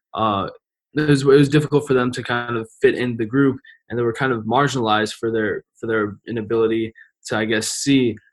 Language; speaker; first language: English; native; English